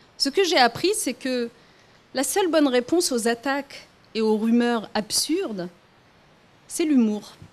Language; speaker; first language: French; early bilingual, other home language; Riffian